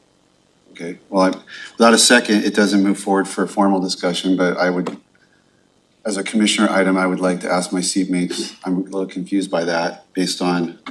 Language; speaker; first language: English; native; English